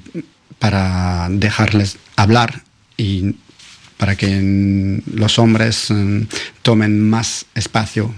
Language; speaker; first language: Spanish; non-native, fluent; French